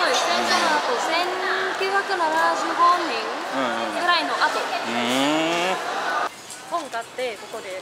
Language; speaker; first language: Japanese; non-native, fluent; Vietnamese